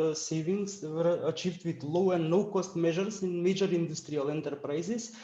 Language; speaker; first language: English; non-native, fluent; Macedonian